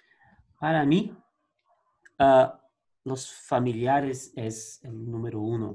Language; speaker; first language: Spanish; non-native, learner; Portuguese